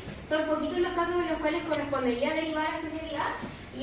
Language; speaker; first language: Spanish; native; Spanish